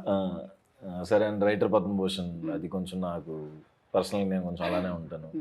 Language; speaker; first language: Telugu; native; Telugu